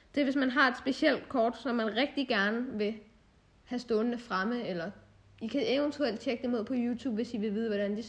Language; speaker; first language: Danish; native; Danish